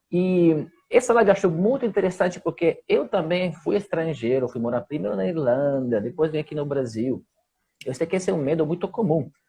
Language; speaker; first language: Portuguese; non-native, fluent; Italian